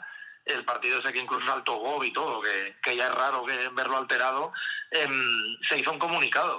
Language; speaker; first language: Spanish; native; Spanish